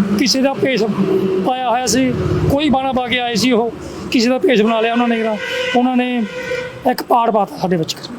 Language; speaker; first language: Punjabi; native; Punjabi